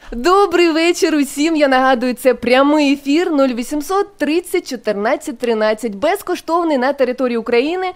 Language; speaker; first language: Ukrainian; non-native, local second language; Russian